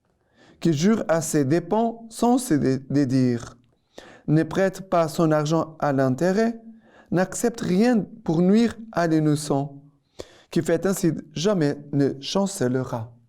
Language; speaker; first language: French; non-native, fluent; Portuguese